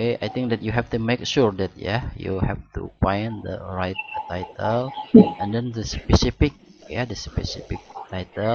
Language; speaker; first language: English; non-native, learner; Indonesian